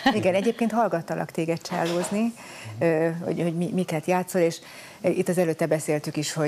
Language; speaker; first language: Hungarian; native; Hungarian